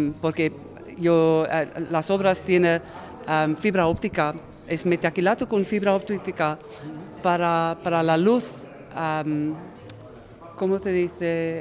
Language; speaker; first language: Spanish; non-native, learner; English